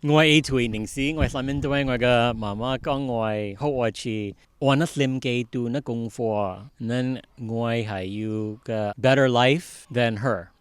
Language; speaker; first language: Cantonese; early bilingual, heritage; Cantonese